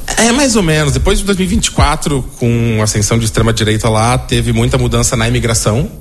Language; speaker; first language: Portuguese; native; Portuguese